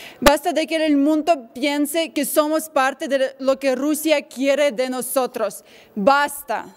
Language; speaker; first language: Spanish; non-native, fluent; Ukrainian